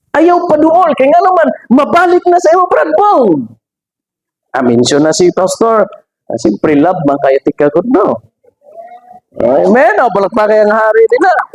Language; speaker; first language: Cebuano; native; Cebuano